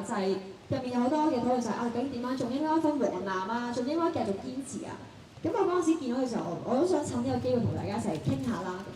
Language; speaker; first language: Cantonese; native; Cantonese